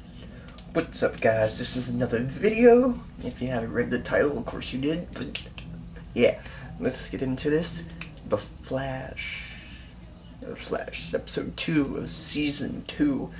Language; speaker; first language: English; native; English